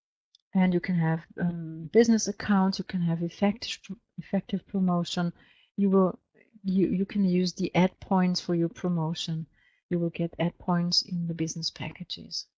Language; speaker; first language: English; non-native, fluent; German